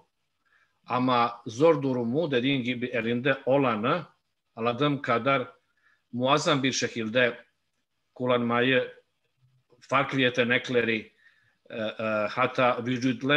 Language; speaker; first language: Turkish; non-native, fluent; Bosnian